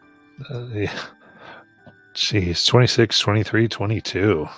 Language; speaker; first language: English; native; English